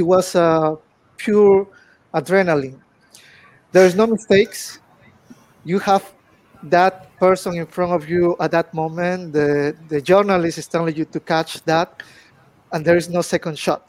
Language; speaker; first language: English; non-native, fluent; Spanish